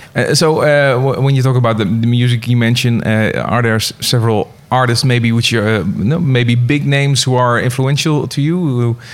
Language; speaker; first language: English; non-native, fluent; Dutch